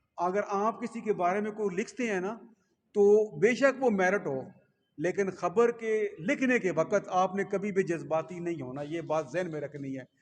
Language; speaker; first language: Urdu; non-native, local second language; Punjabi